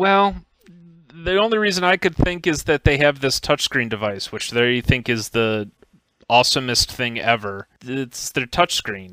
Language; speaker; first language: English; native; English